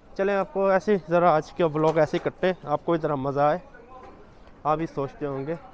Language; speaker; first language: Urdu; non-native, local second language; Punjabi